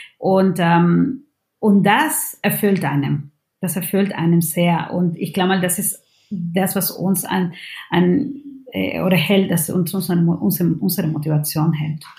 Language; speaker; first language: German; non-native, fluent; Spanish